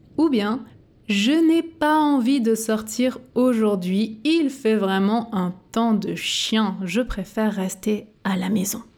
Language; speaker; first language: French; native; French